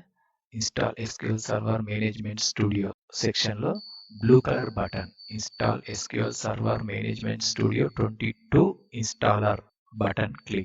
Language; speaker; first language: English; non-native, learner; Telugu